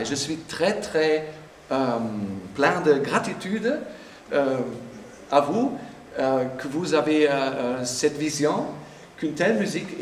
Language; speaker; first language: French; non-native, fluent; German